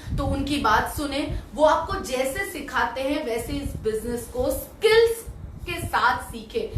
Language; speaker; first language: Hindi; non-native, local second language; Gujarati